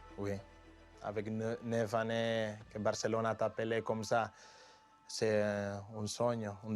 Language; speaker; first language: French; non-native, learner; Spanish